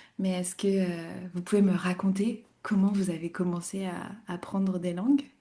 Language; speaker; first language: French; native; French